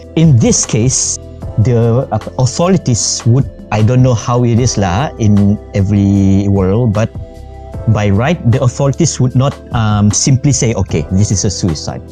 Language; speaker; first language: English; non-native, fluent; Malay